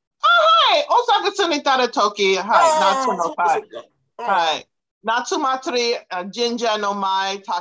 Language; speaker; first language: Japanese; non-native, learner; English